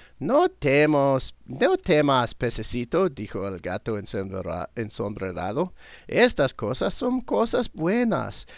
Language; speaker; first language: Spanish; non-native, learner; English